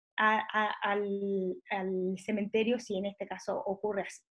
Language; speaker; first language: Spanish; native; Spanish